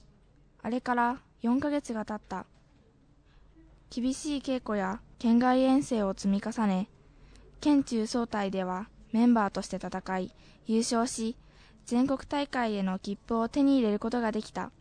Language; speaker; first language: Japanese; native; Japanese